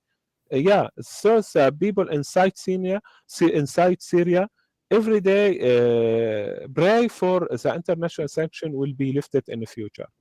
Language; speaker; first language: English; non-native, learner; Arabic